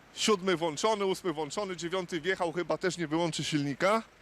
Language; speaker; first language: Polish; native; Polish